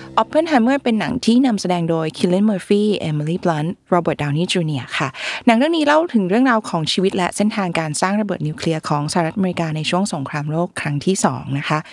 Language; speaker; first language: Thai; native; Thai